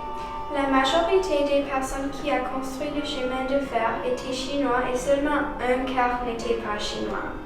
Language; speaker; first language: French; non-native, learner; English